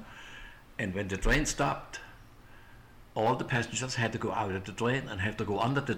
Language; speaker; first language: English; non-native, fluent; German